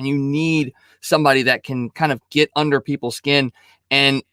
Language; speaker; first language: English; native; English